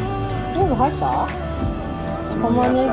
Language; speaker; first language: Japanese; native; Japanese